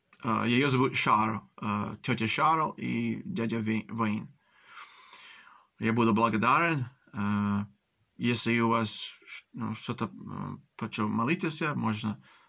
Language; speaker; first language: Russian; early bilingual, heritage; English